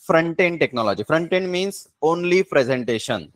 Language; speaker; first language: Hindi; non-native, local second language; Marathi